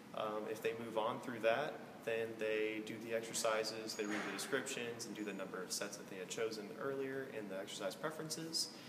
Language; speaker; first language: English; native; English